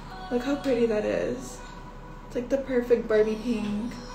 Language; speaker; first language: English; native; English